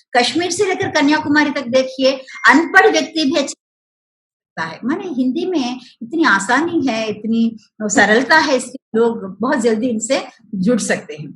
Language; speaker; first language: Hindi; non-native, local second language; Telugu